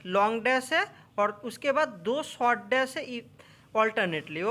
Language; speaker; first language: Hindi; non-native, local second language; Bangla